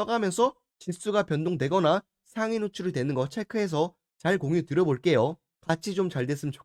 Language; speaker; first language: Korean; native; Korean